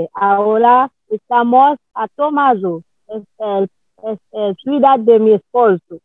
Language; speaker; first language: Spanish; non-native, learner; Haitian Creole